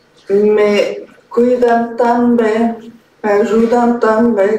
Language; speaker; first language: Catalan; non-native, learner; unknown